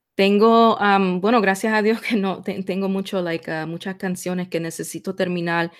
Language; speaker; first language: Spanish; early bilingual, heritage; Spanish